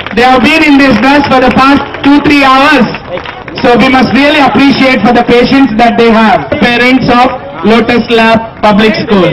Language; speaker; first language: English; non-native, local second language; Telugu